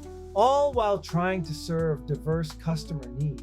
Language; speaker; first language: English; native; English